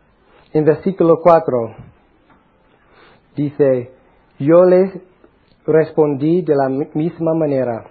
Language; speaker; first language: Spanish; non-native, fluent; English